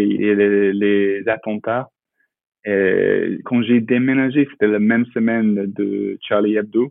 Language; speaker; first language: French; non-native, fluent; English